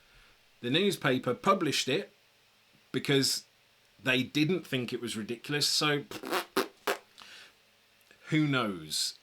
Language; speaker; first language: English; native; English